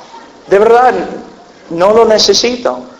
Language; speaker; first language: Spanish; non-native, fluent; English